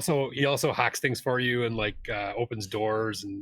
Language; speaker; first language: English; native; English